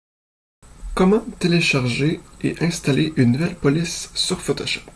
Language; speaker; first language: French; native; French